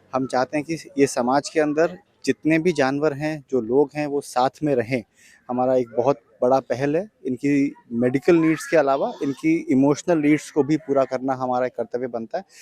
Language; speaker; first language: Hindi; non-native, local second language; Gujarati